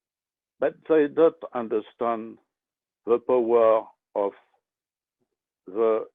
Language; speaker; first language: English; non-native, learner; French